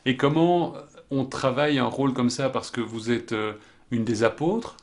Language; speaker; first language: French; native; French